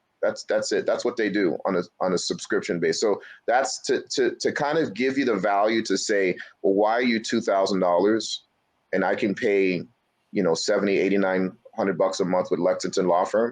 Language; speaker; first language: English; native; English